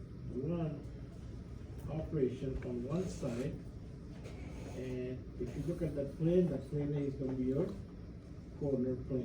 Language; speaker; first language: English; non-native, fluent; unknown